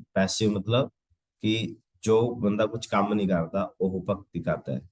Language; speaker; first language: Hindi; non-native, local second language; Punjabi